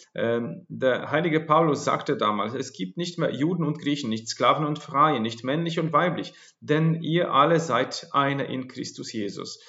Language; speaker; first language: German; non-native, fluent; Polish